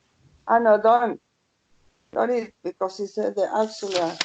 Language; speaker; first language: English; non-native, learner; Spanish